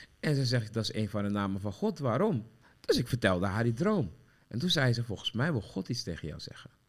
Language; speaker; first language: Dutch; early bilingual, other home language; Sranan Tongo